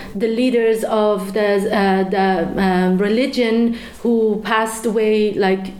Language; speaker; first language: English; non-native, fluent; Persian